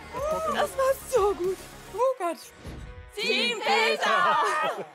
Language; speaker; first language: German; native; German